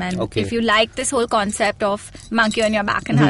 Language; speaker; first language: English; non-native, local second language; Hindi